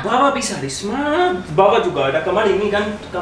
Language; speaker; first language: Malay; non-native, learner; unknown